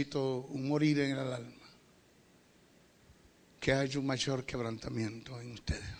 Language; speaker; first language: Spanish; native; Spanish